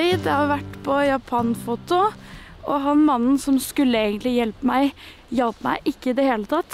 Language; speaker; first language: Norwegian; non-native, fluent; French